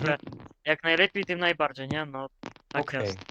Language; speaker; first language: Polish; non-native, fluent; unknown